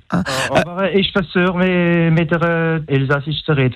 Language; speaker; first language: German; non-native, local second language; French